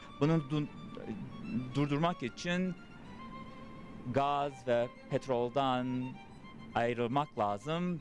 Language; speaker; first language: Turkish; early bilingual, heritage; English